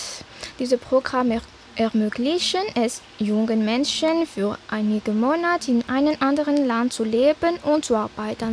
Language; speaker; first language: German; non-native, fluent; Malagasy